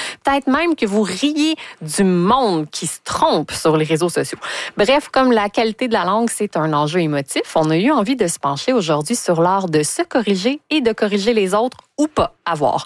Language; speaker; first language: French; native; French